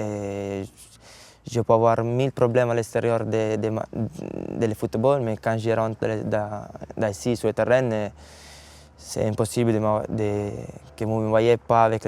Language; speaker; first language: French; non-native, learner; Italian